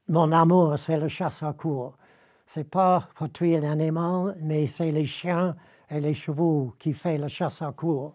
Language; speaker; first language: French; non-native, fluent; English